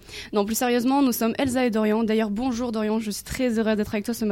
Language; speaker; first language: French; native; French